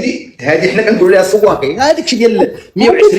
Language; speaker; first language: Arabic; native; Arabic